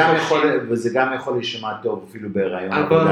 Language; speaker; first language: Hebrew; native; Hebrew